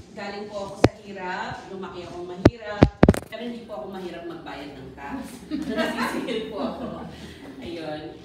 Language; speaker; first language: Filipino; non-native, local second language; Pampanga